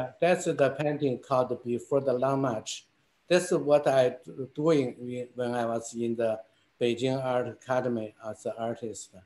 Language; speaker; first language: English; non-native, fluent; Chinese